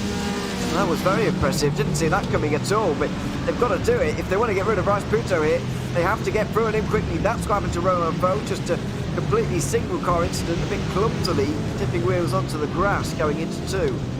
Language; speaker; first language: English; native; English